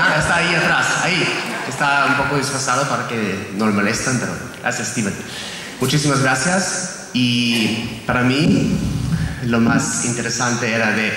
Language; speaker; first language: Spanish; non-native, fluent; German